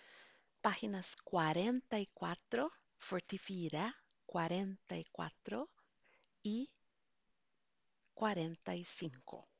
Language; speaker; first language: Spanish; non-native, fluent; Norwegian